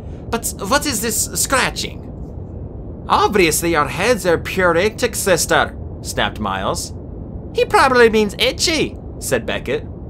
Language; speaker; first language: English; native; English